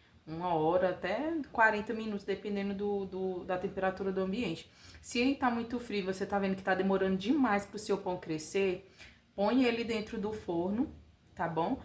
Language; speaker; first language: Portuguese; native; Portuguese